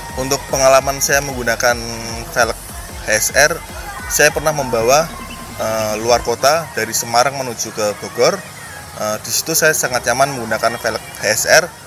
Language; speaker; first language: Indonesian; native; Indonesian